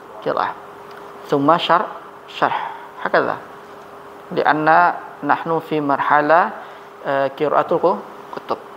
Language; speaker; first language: Arabic; non-native, fluent; Indonesian